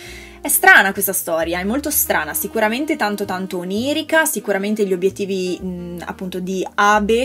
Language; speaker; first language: Italian; native; Italian